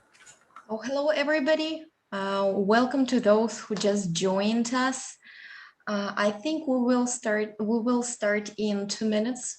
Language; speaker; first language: English; non-native, fluent; Russian